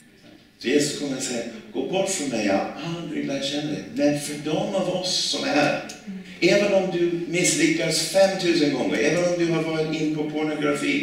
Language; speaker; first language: Swedish; non-native, fluent; English